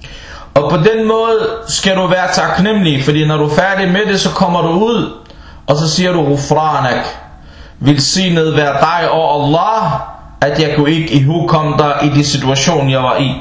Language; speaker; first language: Danish; non-native, local second language; Arabic